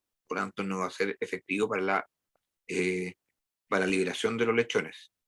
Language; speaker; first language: Spanish; native; Spanish